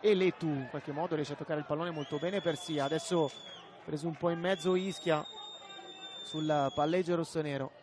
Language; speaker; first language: Italian; native; Italian